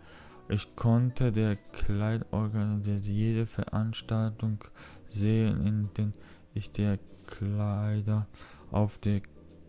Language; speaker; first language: German; non-native, learner; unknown